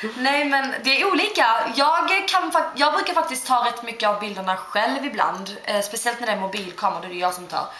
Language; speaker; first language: Swedish; early bilingual, other home language; Turkish